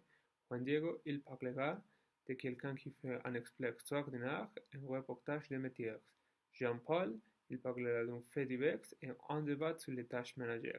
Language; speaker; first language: French; non-native, learner; Spanish